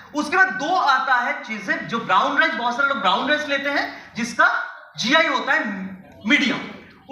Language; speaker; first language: Hindi; non-native, local second language; Bangla